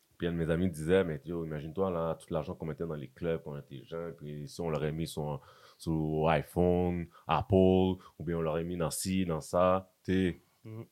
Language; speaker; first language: French; native; French